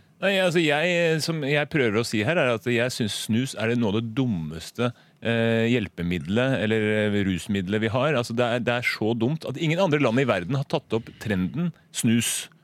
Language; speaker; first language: Norwegian; native; Norwegian